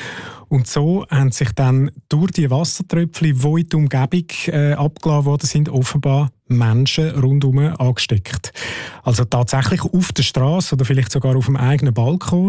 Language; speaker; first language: German; native; German